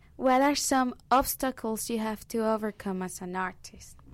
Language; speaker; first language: English; non-native, fluent; Spanish